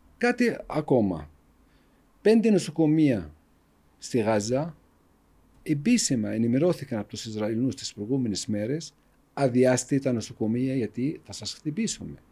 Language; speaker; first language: Greek; non-native, fluent; Arabic